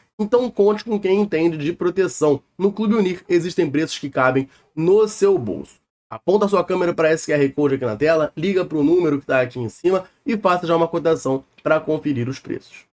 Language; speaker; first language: Portuguese; native; Portuguese